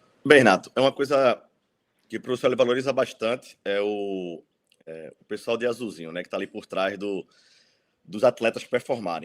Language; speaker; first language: Portuguese; native; Portuguese